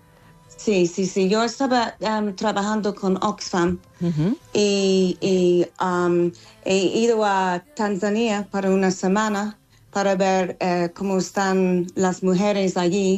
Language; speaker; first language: Spanish; non-native, learner; English